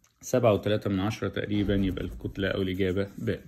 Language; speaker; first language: Arabic; native; Arabic